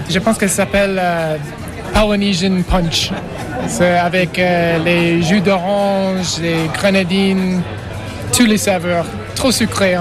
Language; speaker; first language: French; non-native, fluent; English